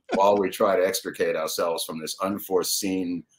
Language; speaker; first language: English; native; English